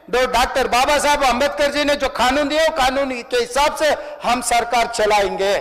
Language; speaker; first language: Hindi; non-native, local second language; Telugu